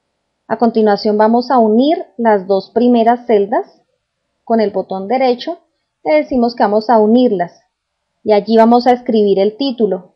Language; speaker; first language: Spanish; native; Spanish